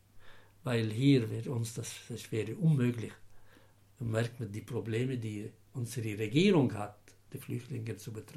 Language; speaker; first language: German; non-native, fluent; Arabic